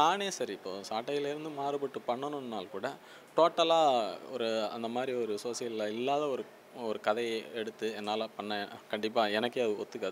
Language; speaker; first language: Tamil; native; Tamil